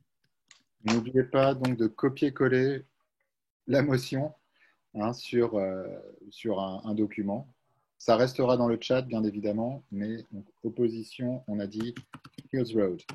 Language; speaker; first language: French; native; French